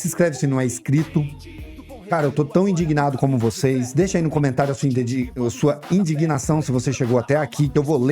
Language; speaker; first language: Portuguese; native; Portuguese